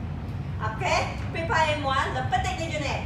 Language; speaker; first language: French; non-native, learner; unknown